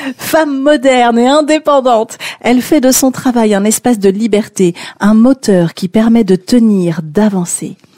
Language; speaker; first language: French; native; French